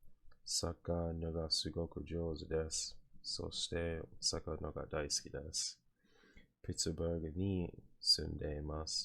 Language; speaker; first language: Japanese; non-native, learner; English